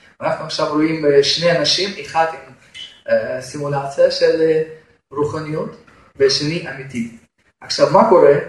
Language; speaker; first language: Hebrew; non-native, fluent; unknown